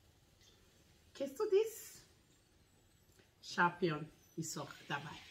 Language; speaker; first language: German; non-native, learner; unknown